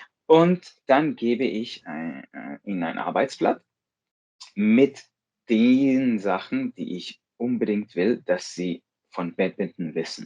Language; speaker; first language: German; non-native, fluent; Spanish